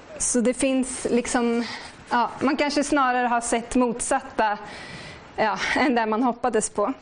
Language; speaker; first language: Swedish; native; Swedish